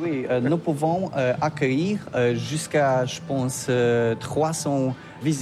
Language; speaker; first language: French; non-native, learner; Polish